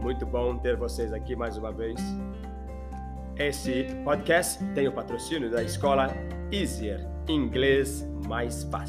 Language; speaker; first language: Portuguese; non-native, fluent; English